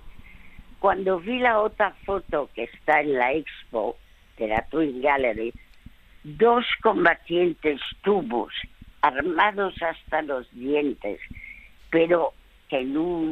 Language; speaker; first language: Spanish; early bilingual, other home language; French